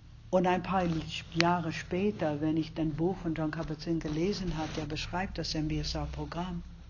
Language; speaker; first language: German; non-native, fluent; English